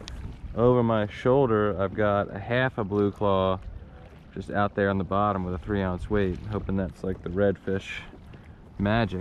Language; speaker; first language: English; native; English